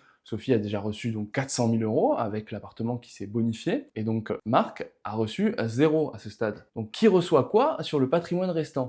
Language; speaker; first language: French; native; French